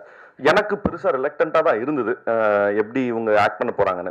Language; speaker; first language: Tamil; native; Tamil